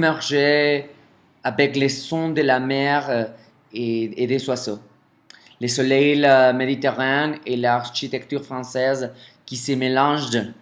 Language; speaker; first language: French; non-native, fluent; Spanish